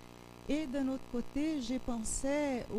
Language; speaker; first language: French; non-native, fluent; Portuguese